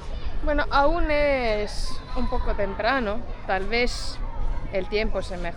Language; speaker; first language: Spanish; non-native, fluent; Estonian